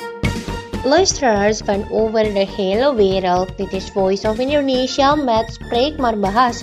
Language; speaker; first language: Dutch; non-native, learner; Indonesian